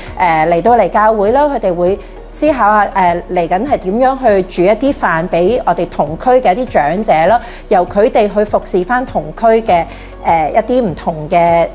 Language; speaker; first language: Cantonese; native; Cantonese